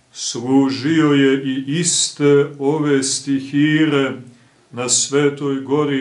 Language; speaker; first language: Serbian; native; Serbian